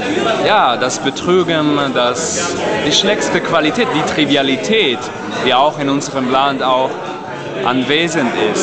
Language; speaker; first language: German; non-native, fluent; Italian